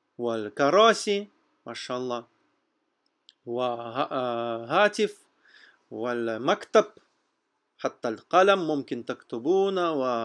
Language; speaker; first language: Arabic; non-native, fluent; Russian